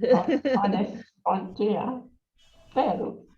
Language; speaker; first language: Spanish; non-native, learner; English